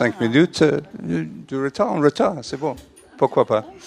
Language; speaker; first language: French; non-native, fluent; English